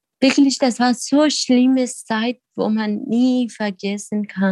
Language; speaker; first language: German; non-native, learner; Kurdish